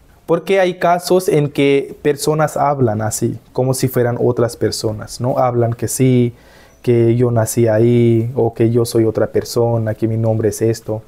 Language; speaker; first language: Spanish; non-native, fluent; Hindi